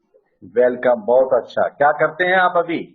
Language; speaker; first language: Hindi; native; Hindi